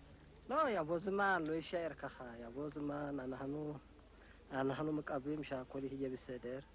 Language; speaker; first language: Hebrew; non-native, learner; Amharic